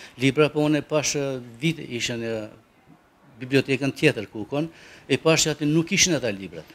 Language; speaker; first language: Albanian; non-native, local second language; Romany